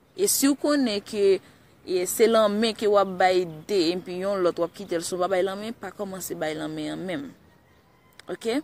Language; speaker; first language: Haitian Creole; early bilingual, heritage; Haitian Creole